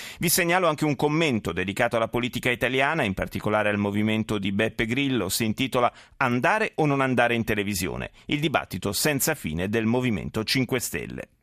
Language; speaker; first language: Italian; native; Italian